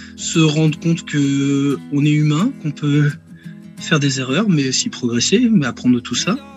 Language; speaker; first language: French; native; French